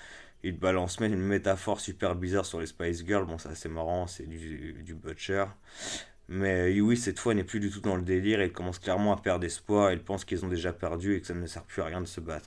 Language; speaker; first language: French; native; French